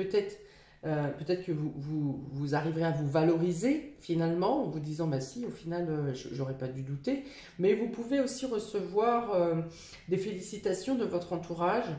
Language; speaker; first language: French; native; French